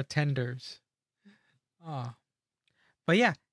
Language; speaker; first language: English; native; English